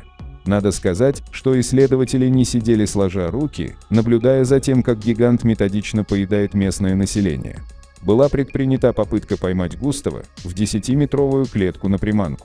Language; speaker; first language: Russian; native; Russian